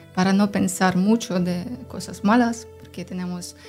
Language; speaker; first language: Spanish; non-native, learner; Ukrainian